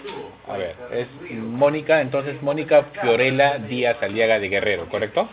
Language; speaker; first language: Spanish; native; Spanish